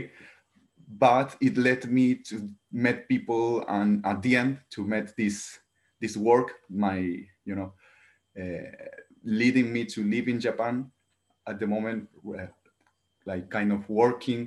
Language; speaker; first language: English; non-native, learner; Spanish